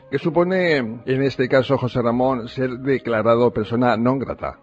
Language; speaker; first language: Spanish; native; Spanish